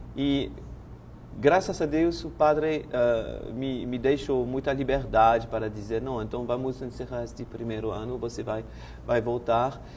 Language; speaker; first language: Portuguese; non-native, fluent; French